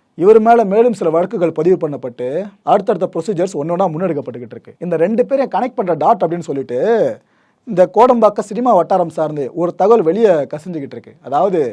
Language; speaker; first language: Tamil; native; Tamil